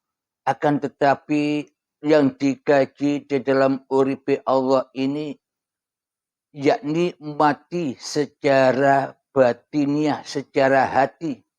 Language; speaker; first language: Indonesian; non-native, local second language; Javanese